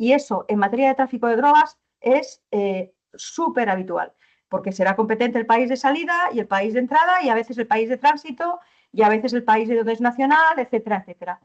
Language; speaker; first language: Spanish; native; Spanish